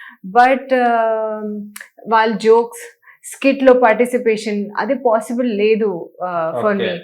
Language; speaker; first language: Telugu; non-native, learner; Hindi